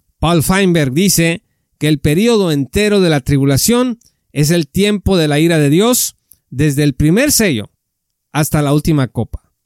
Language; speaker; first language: Spanish; native; Spanish